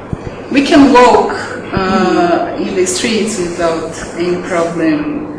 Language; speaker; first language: English; non-native, fluent; Portuguese